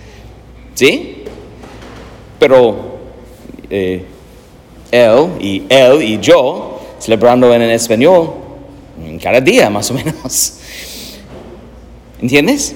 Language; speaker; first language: Spanish; non-native, learner; English